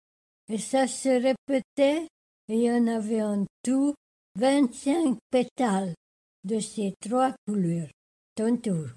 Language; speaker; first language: French; non-native, fluent; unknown